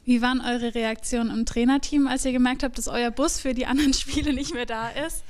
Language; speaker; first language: German; native; German